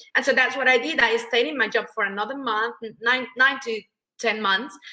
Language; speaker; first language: English; non-native, fluent; Spanish